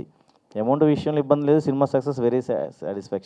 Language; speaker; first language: Telugu; native; Telugu